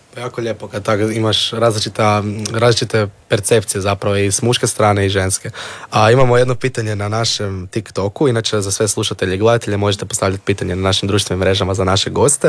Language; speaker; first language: Serbian; native; Serbian